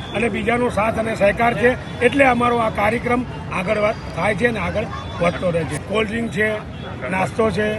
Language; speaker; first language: Gujarati; non-native, local second language; Sindhi